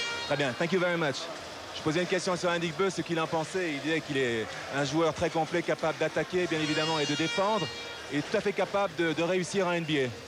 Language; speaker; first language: French; native; French